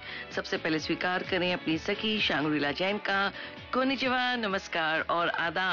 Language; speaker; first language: Hindi; native; Hindi